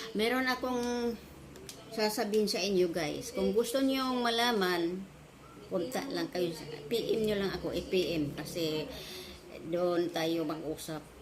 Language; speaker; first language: Filipino; non-native, local second language; Cebuano